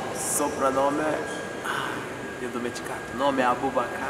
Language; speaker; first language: Italian; non-native, learner; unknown